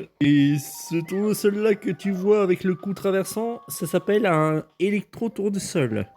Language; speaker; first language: French; native; French